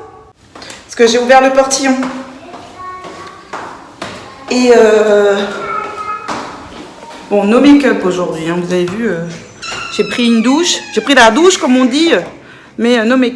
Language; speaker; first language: French; native; French